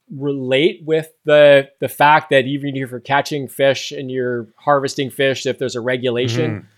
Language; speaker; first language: English; native; English